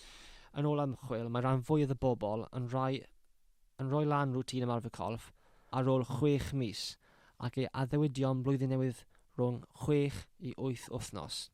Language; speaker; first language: Welsh; non-native, local second language; English